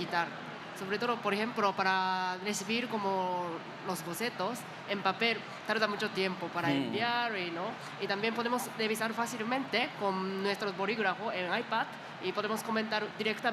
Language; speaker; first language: Spanish; non-native, learner; Japanese